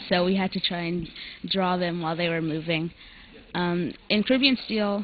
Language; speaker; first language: English; native; English